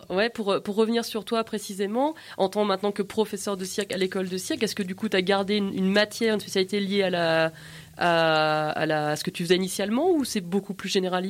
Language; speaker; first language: French; native; French